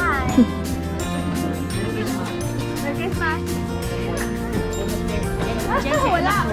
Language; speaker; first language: Filipino; non-native, local second language; Cebuano